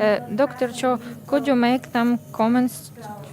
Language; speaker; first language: English; non-native, learner; Ukrainian